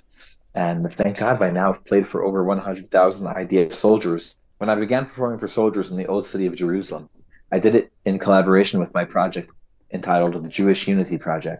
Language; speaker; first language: English; native; English